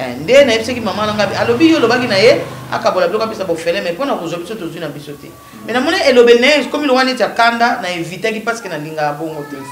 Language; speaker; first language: Lingala; non-native, local second language; Kongo